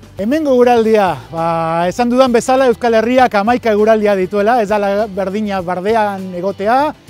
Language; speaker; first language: Basque; non-native, fluent; Spanish